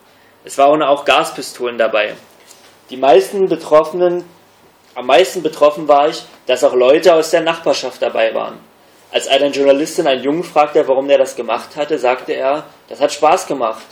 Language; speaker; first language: German; native; German